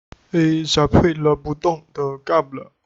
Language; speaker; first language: French; non-native, learner; Chinese